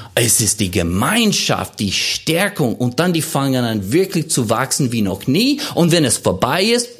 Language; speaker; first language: German; non-native, fluent; English